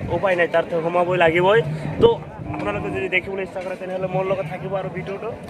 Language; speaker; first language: Assamese; non-native, local second language; Bangla